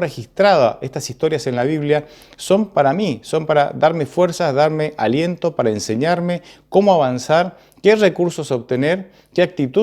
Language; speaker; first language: Spanish; native; Spanish